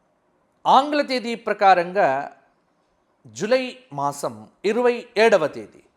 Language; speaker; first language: Telugu; native; Telugu